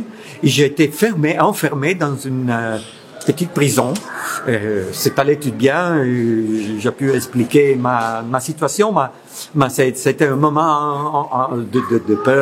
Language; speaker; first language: French; non-native, fluent; Italian